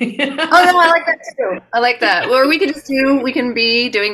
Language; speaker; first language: English; native; English